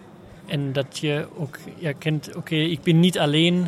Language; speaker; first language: Dutch; non-native, learner; German